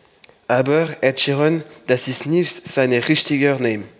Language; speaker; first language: German; non-native, learner; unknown